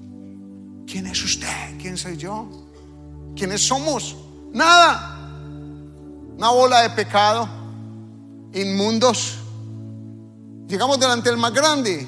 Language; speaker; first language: Spanish; native; Spanish